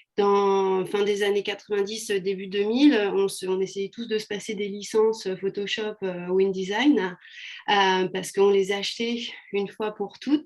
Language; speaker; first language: French; native; French